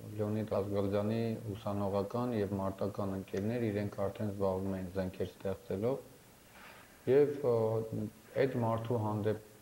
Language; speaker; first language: Armenian; native; Armenian